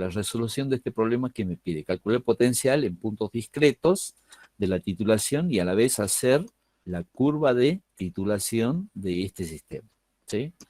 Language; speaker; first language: Spanish; native; Spanish